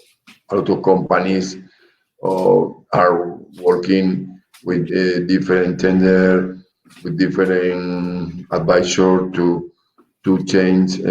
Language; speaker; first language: English; non-native, learner; Spanish